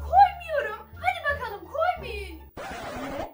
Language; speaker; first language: Turkish; native; Turkish